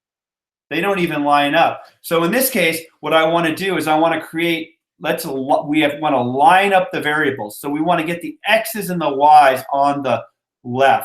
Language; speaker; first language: English; native; English